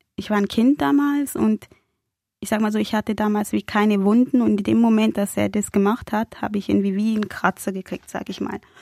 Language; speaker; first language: German; non-native, fluent; Spanish